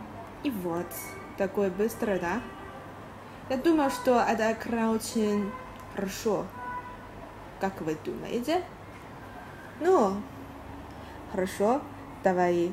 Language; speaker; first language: Russian; non-native, learner; Chinese